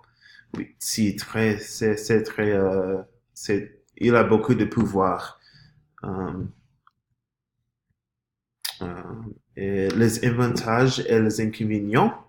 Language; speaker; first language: French; non-native, learner; English